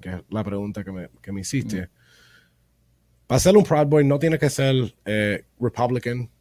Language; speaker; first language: Spanish; early bilingual, heritage; Spanish